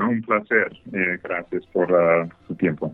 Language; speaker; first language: Spanish; non-native, fluent; English